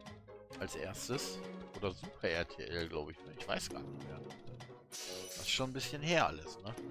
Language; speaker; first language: German; native; German